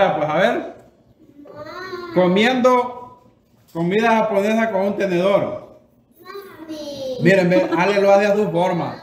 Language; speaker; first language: Spanish; native; Spanish